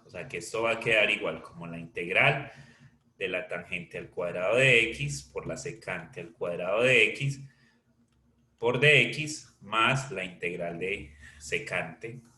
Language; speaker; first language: Spanish; native; Spanish